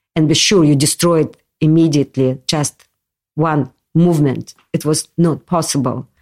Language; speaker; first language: English; non-native, learner; Russian